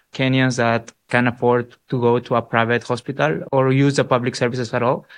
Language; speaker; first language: English; non-native, fluent; Spanish